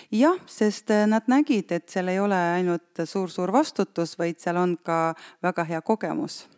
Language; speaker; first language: Estonian; non-native, local second language; Russian